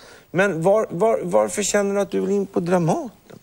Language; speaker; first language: Swedish; native; Swedish